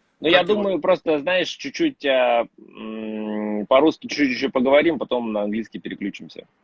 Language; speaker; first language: Russian; native; Russian